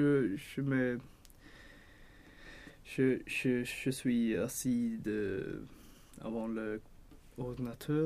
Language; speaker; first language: French; non-native, learner; Swedish